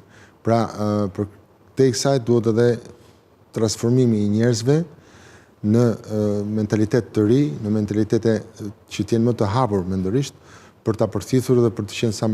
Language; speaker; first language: Albanian; native; Albanian